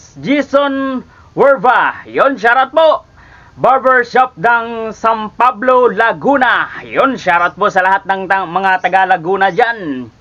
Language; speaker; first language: Filipino; non-native, local second language; Cebuano